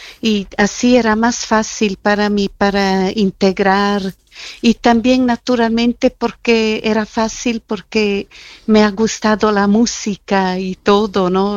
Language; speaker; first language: Spanish; non-native, fluent; German